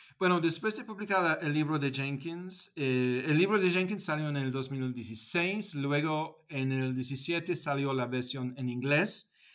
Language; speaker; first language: Spanish; non-native, fluent; English